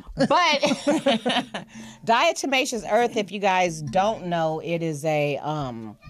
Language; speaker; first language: English; native; English